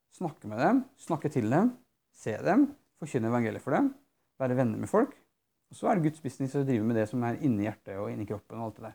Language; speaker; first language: Norwegian; native; Norwegian